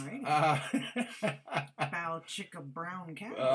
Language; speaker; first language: English; native; English